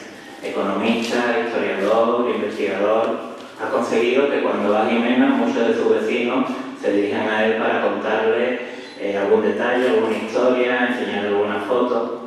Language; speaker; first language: Spanish; native; Spanish